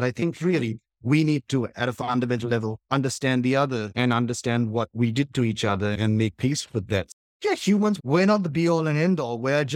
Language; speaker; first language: English; native; English